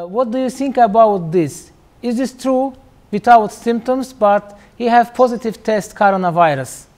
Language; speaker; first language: English; non-native, learner; Azerbaijani